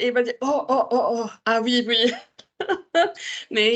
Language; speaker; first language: French; native; French